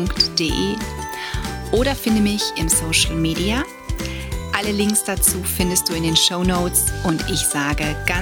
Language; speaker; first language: German; native; German